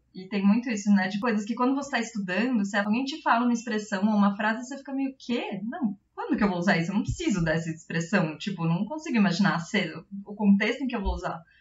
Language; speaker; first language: Portuguese; native; Portuguese